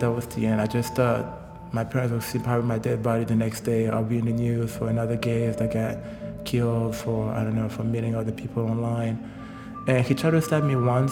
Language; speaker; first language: English; non-native, local second language; French